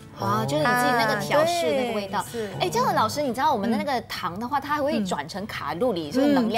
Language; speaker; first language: Chinese; native; Chinese